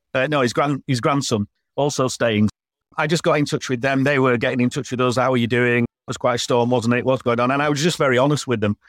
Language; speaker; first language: English; native; English